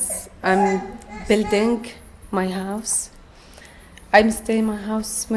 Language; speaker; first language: English; non-native, learner; Arabic